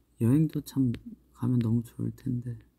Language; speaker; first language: Korean; native; Korean